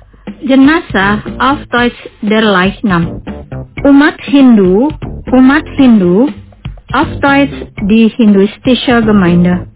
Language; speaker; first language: German; non-native, fluent; Indonesian